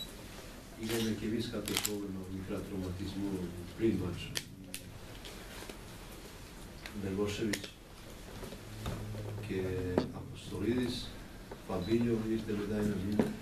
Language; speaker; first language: Greek; non-native, fluent; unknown